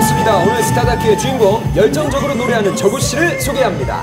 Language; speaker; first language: Korean; native; Korean